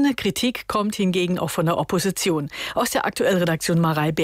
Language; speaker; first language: German; native; German